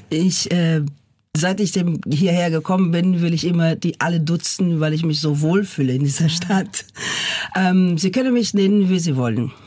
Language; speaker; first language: German; non-native, fluent; Portuguese